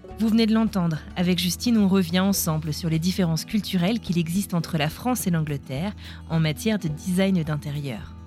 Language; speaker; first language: French; native; French